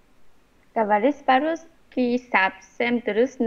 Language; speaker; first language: Russian; non-native, learner; Vietnamese